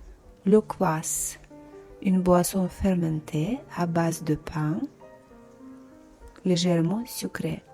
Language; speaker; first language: French; non-native, fluent; Russian